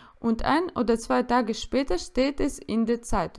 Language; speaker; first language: German; non-native, learner; Russian